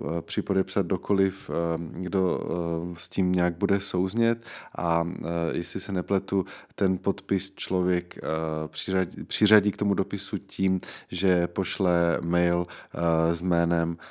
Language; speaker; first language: Czech; native; Czech